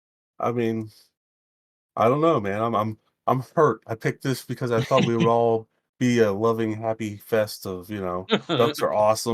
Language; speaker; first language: English; native; English